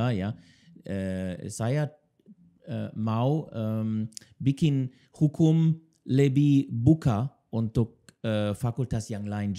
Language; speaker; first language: Indonesian; non-native, learner; German